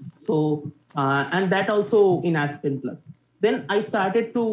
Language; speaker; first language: English; non-native, local second language; Bangla